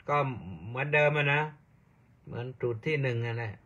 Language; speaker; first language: Thai; native; Thai